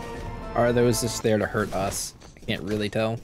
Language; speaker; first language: English; native; English